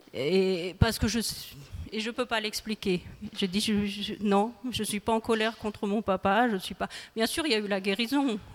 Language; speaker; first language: French; native; French